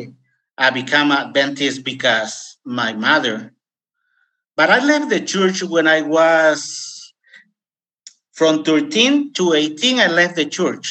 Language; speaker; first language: English; non-native, fluent; Spanish